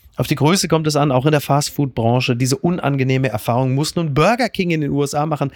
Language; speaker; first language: German; native; German